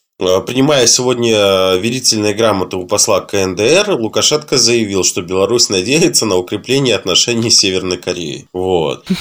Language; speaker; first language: Russian; native; Russian